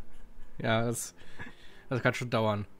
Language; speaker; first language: German; native; German